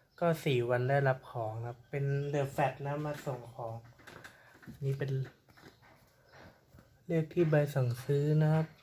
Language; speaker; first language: Thai; native; Thai